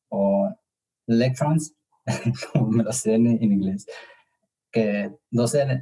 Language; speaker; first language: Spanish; early bilingual, heritage; English